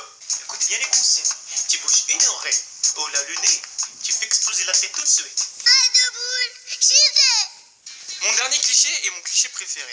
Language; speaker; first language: French; native; French